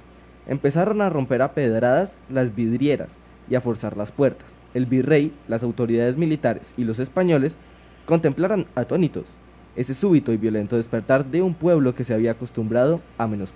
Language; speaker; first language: Spanish; native; Spanish